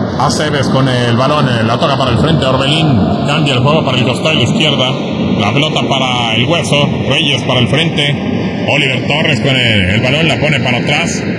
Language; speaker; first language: Spanish; native; Spanish